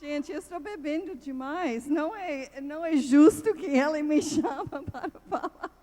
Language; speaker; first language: Portuguese; non-native, learner; English